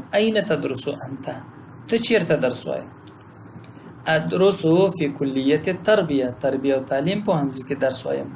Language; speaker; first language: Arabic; non-native, fluent; Pashto